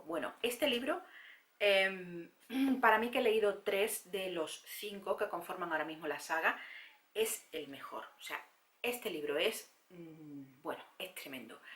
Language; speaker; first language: Spanish; native; Spanish